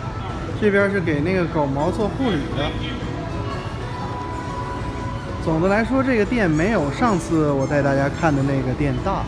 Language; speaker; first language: Chinese; native; Chinese